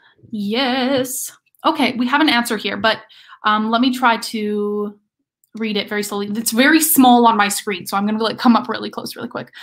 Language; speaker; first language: English; native; English